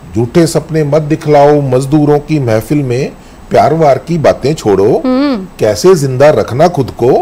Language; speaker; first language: Hindi; native; Hindi